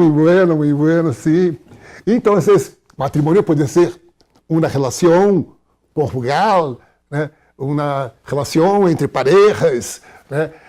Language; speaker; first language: Spanish; non-native, fluent; Portuguese